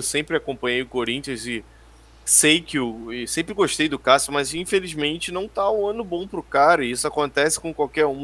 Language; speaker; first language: Portuguese; native; Portuguese